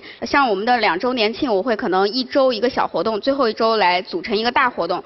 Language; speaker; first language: Chinese; native; Chinese